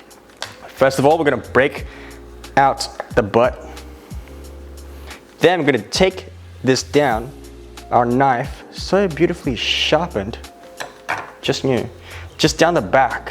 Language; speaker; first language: English; native; English